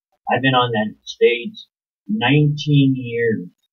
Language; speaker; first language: English; early bilingual, other home language; Spanish